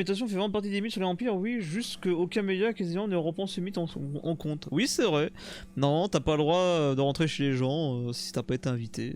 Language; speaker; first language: French; native; French